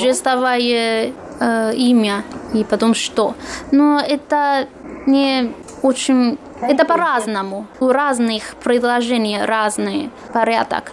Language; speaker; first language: Russian; non-native, fluent; Chinese